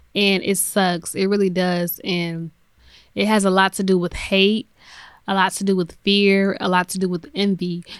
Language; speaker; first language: English; native; English